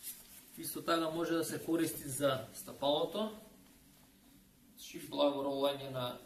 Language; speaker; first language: Macedonian; native; Macedonian